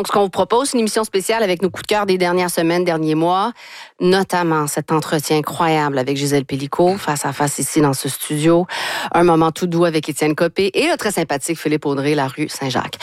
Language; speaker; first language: French; native; French